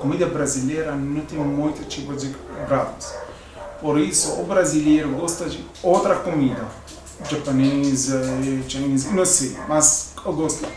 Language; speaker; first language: Portuguese; non-native, learner; Arabic